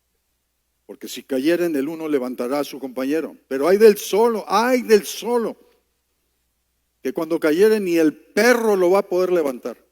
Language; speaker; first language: Spanish; native; Spanish